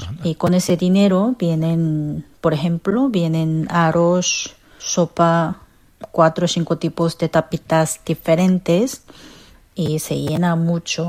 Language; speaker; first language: Spanish; non-native, fluent; Korean